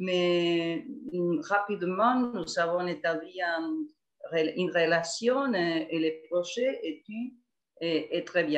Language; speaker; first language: French; non-native, fluent; Spanish